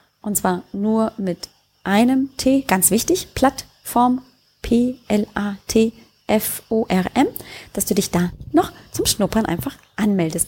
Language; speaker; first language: German; native; German